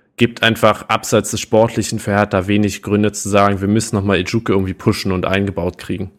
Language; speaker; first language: German; native; German